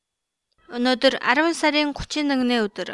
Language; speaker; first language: Mongolian; non-native, learner; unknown